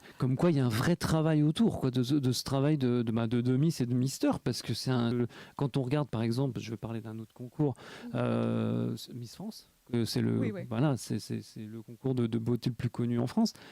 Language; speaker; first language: French; native; French